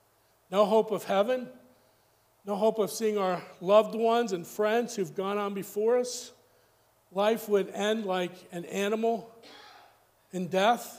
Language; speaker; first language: English; native; English